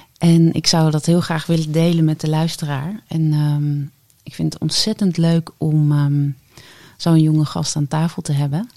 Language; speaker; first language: Dutch; native; Dutch